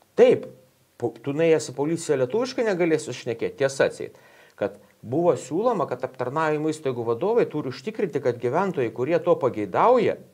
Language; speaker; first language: Lithuanian; native; Lithuanian